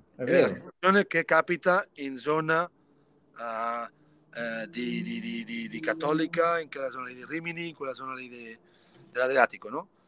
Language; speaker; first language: Italian; early bilingual, other home language; Spanish